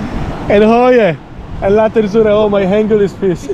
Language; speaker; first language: Dutch; non-native, learner; Polish